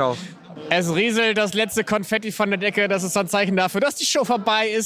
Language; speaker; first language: German; native; German